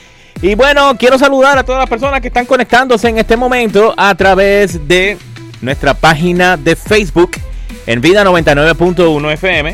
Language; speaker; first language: Spanish; native; Spanish